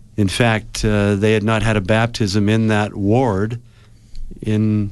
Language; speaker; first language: English; native; English